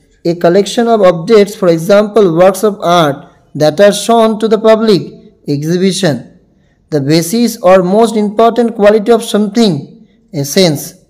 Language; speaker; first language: English; non-native, local second language; Bangla